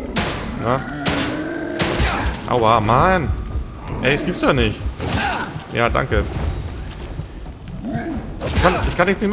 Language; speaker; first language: German; native; German